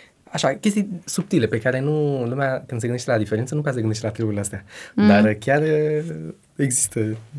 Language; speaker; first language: Romanian; non-native, fluent; Spanish